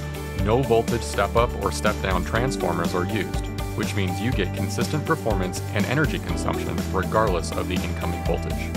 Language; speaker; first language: English; native; English